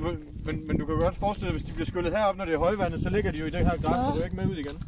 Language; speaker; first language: Danish; native; Danish